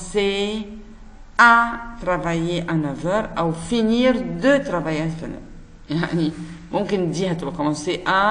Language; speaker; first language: French; non-native, fluent; Arabic